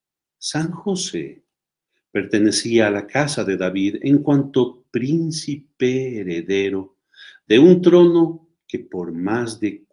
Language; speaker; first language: Spanish; native; Spanish